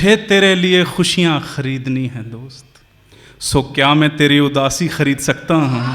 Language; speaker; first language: Hindi; native; Hindi